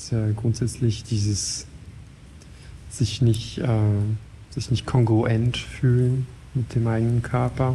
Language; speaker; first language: German; non-native, fluent; French